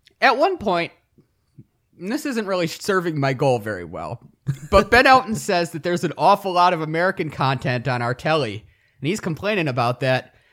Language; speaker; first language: English; native; English